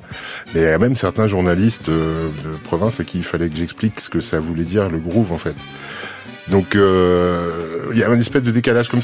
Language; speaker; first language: French; native; French